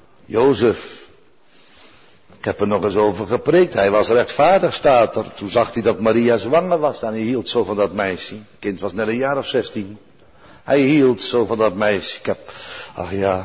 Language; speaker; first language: Dutch; native; Dutch